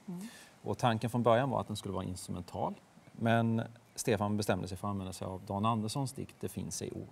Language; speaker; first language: Swedish; native; Swedish